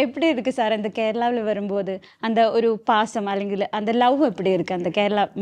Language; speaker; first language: Tamil; non-native, local second language; Malayalam